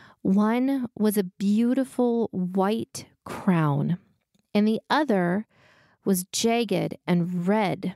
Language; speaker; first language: English; native; English